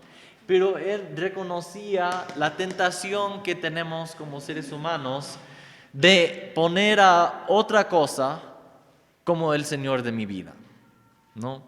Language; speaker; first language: Spanish; non-native, fluent; English